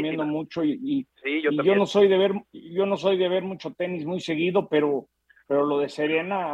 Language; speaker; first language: Spanish; native; Spanish